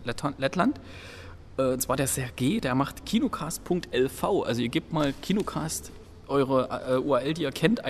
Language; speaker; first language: German; native; German